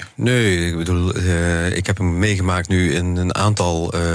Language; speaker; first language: Dutch; native; Dutch